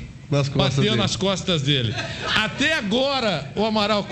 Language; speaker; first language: Portuguese; native; Portuguese